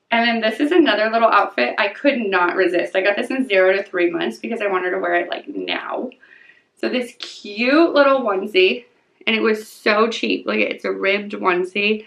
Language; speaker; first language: English; native; English